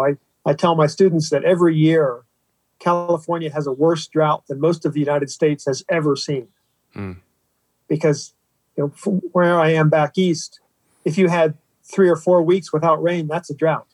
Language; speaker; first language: English; native; English